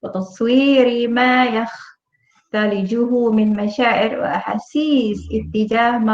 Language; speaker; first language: Arabic; non-native, fluent; Malay